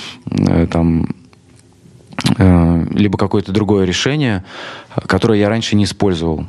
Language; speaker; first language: Russian; native; Russian